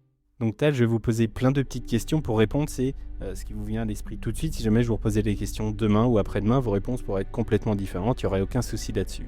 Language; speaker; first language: French; native; French